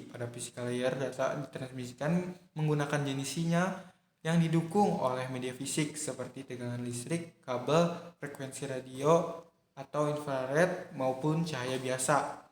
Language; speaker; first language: Indonesian; native; Indonesian